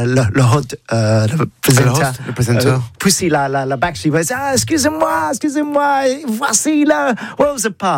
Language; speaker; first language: French; non-native, learner; English